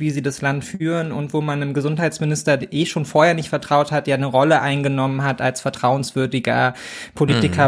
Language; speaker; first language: German; native; German